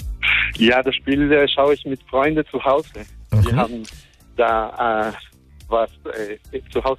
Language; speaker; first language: German; non-native, fluent; Spanish